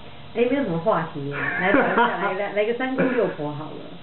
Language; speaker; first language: Chinese; native; Chinese